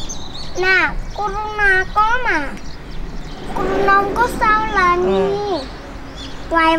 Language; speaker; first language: Vietnamese; early bilingual, heritage; Vietnamese